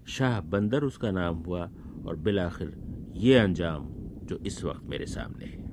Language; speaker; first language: Urdu; native; Urdu